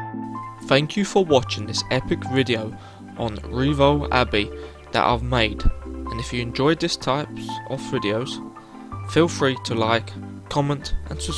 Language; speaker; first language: English; non-native, fluent; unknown